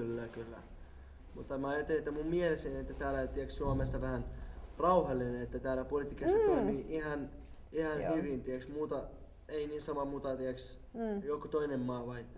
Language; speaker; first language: Finnish; non-native, learner; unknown